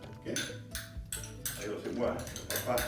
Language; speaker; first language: Indonesian; non-native, fluent; French